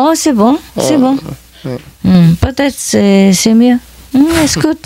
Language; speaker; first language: French; non-native, learner; Vietnamese